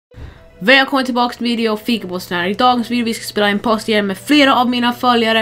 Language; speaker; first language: Swedish; non-native, fluent; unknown